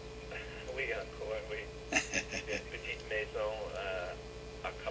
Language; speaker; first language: French; non-native, fluent; English